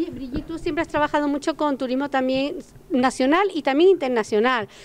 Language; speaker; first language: Spanish; native; Spanish